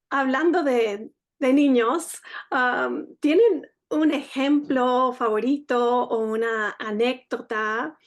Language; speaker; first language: Spanish; early bilingual, heritage; Spanish